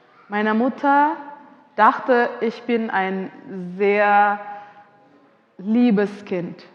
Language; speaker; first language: German; non-native, fluent; Indonesian